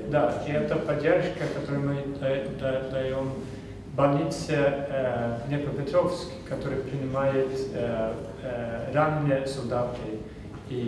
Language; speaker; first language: Russian; non-native, fluent; Swedish